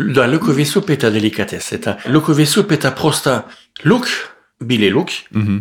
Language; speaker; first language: Russian; non-native, learner; French